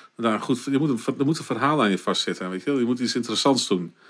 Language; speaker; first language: Dutch; native; Dutch